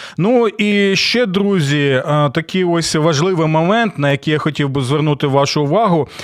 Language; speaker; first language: Ukrainian; non-native, local second language; Russian